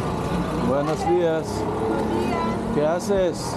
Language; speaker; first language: Spanish; non-native, learner; English